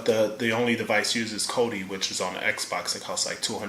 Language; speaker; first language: English; native; English